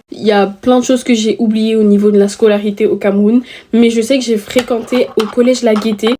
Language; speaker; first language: French; native; French